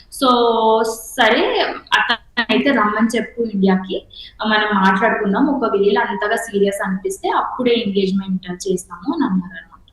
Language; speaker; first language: Telugu; non-native, local second language; Hindi